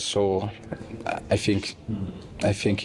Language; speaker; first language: English; non-native, fluent; Italian